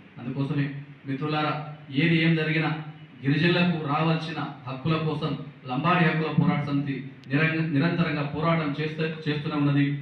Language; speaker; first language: Telugu; non-native, local second language; Lambadi